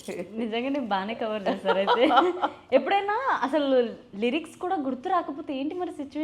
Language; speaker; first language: Telugu; native; Telugu